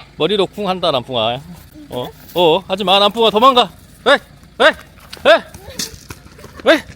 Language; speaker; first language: Korean; native; Korean